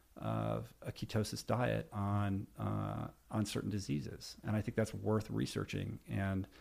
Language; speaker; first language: English; native; English